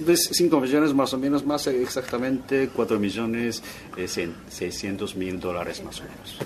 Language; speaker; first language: Spanish; non-native, fluent; Japanese